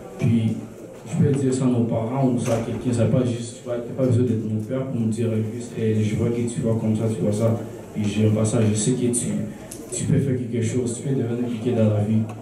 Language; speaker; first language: French; early bilingual, other home language; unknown